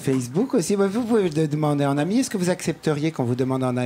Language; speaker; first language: French; native; French